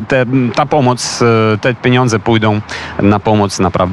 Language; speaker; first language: Polish; non-native, fluent; Ukrainian